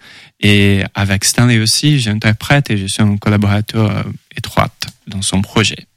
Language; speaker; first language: French; non-native, fluent; Portuguese